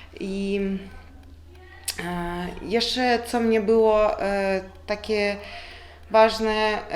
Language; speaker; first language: Polish; non-native, learner; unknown